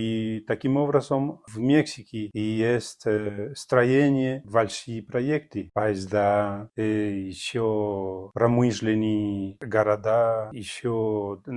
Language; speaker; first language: Russian; non-native, fluent; Spanish